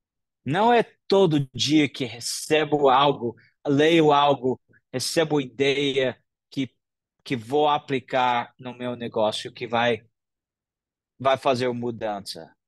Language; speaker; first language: Portuguese; non-native, fluent; English